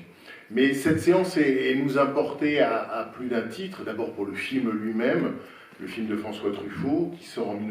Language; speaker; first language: French; native; French